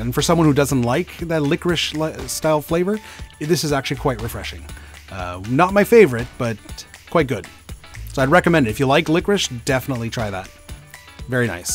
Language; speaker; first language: English; native; English